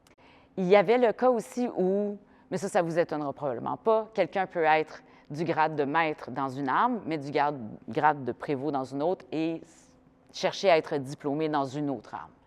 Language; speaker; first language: French; native; French